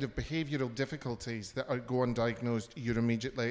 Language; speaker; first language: English; native; English